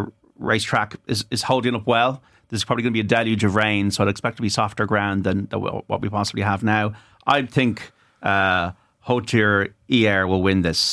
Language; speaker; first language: English; native; English